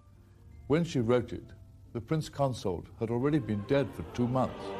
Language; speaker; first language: English; native; English